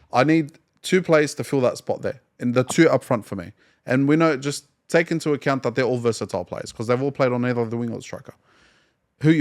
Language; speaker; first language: English; native; English